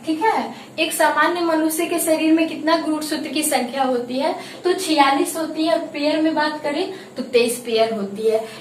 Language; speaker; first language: Hindi; native; Hindi